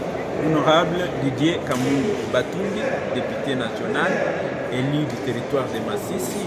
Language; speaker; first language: French; non-native, local second language; Swahili